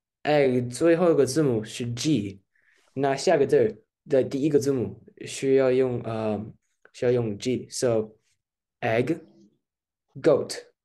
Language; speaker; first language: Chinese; early bilingual, heritage; English